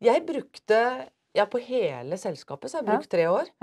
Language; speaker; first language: Norwegian; native; Norwegian